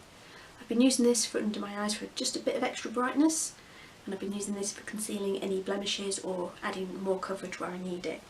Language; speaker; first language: English; native; English